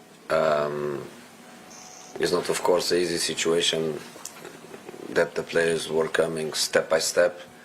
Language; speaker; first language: English; non-native, fluent; Portuguese